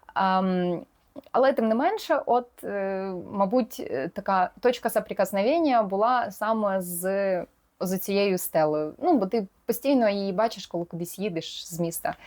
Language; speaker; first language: Ukrainian; non-native, local second language; Russian